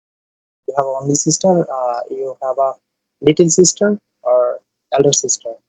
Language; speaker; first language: English; non-native, learner; Bangla